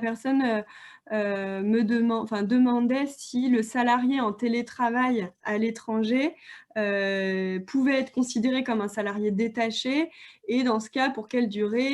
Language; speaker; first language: French; native; French